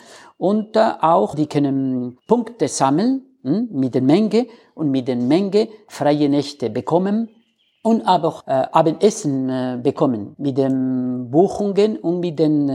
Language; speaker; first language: German; non-native, learner; Spanish